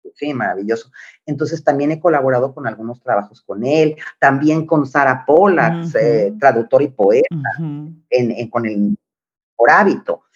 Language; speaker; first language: Spanish; native; Spanish